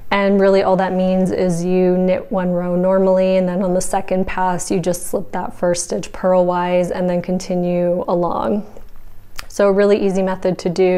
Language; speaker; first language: English; native; English